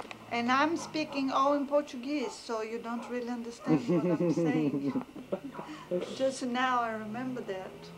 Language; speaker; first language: English; non-native, learner; Portuguese